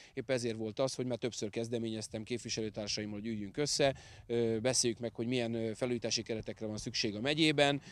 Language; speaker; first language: Hungarian; native; Hungarian